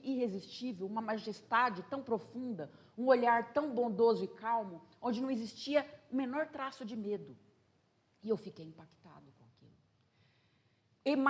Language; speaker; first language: Portuguese; native; Portuguese